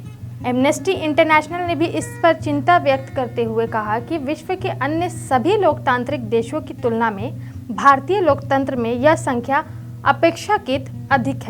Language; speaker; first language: Hindi; native; Hindi